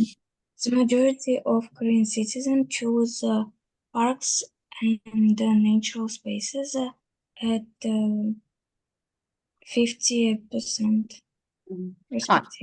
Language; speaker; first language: English; non-native, learner; Russian